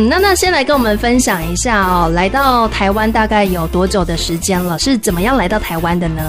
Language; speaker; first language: Chinese; native; Chinese